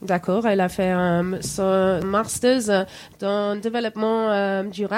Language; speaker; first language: French; non-native, fluent; English